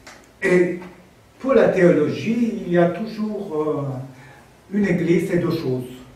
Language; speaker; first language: French; non-native, fluent; Armenian